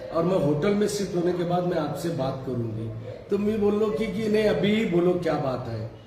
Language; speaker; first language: Hindi; non-native, local second language; Marathi